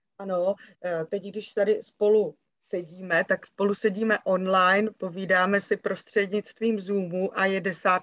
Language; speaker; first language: Czech; native; Czech